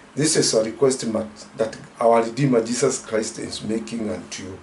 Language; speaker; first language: English; non-native, local second language; Swahili